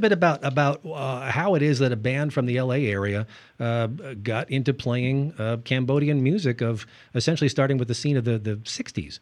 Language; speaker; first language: English; native; English